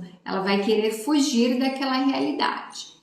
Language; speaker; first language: Portuguese; native; Portuguese